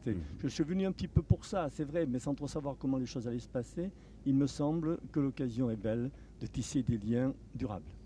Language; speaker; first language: French; native; French